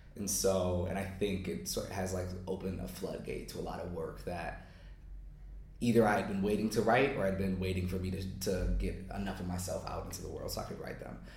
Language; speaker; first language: English; native; English